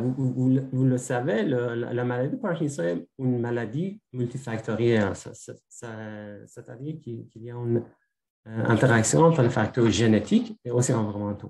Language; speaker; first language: French; non-native, fluent; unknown